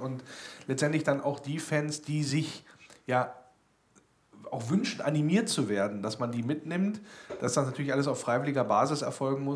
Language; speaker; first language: German; native; German